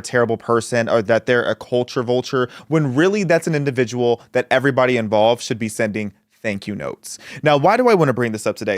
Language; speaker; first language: English; native; English